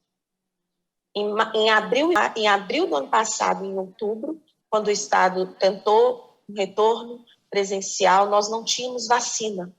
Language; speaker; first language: Portuguese; native; Portuguese